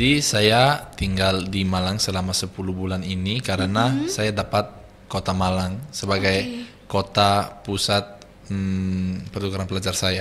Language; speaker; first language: Indonesian; non-native, fluent; Italian